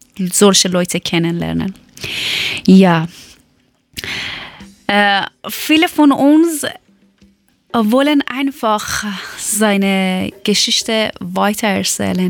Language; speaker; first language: German; non-native, learner; Persian